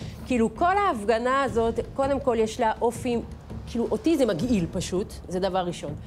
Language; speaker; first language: Hebrew; non-native, fluent; French